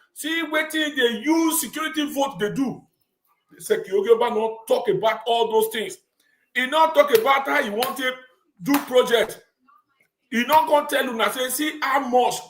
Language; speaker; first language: Nigerian Pidgin; non-native, local second language; Bini